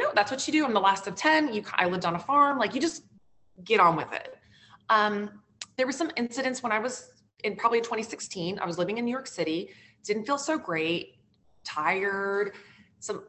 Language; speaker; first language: English; native; English